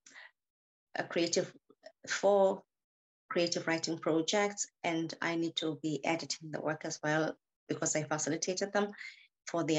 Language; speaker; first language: English; native; English